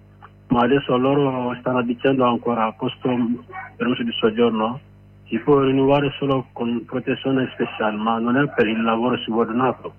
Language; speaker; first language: Italian; non-native, learner; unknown